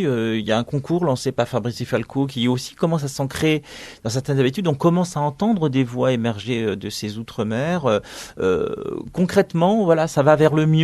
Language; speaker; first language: French; native; French